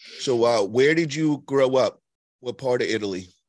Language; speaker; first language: English; native; English